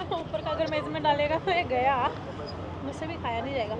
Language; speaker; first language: Hindi; non-native, local second language; Punjabi